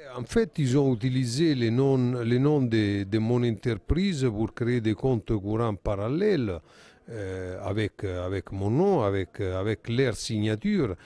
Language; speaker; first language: French; non-native, fluent; Italian